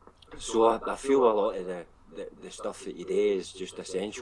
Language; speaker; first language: English; native; English